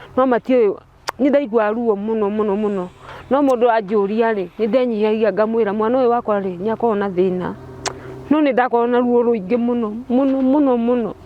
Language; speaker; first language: Kikuyu; non-native, local second language; Turkish